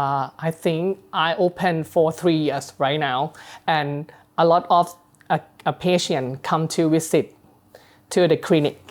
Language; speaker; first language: English; non-native, learner; Thai